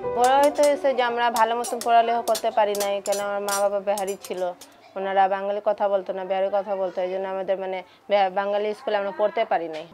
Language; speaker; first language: Bangla; non-native, local second language; Urdu